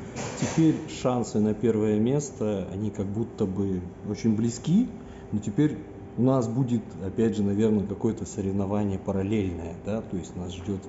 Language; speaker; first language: Russian; native; Russian